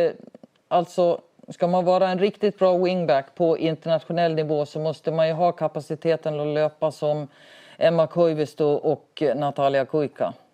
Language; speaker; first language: Swedish; native; Swedish